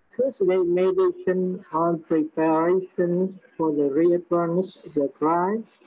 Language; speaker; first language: English; non-native, learner; Vietnamese